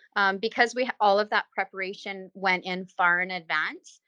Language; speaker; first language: English; native; English